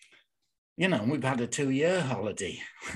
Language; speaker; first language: English; native; English